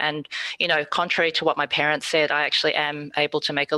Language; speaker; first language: English; early bilingual, other home language; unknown